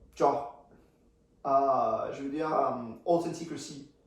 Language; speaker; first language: French; non-native, fluent; English